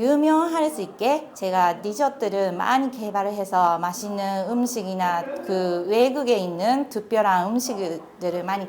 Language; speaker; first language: Korean; non-native, fluent; Japanese